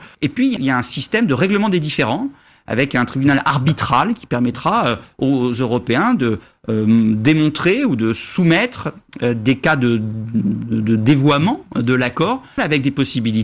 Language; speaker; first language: French; native; French